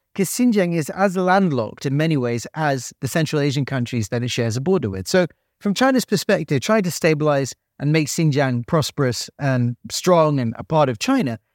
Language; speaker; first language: English; native; English